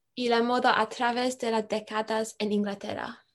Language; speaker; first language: Spanish; non-native, learner; English